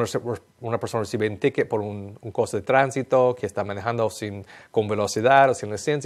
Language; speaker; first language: Spanish; non-native, fluent; English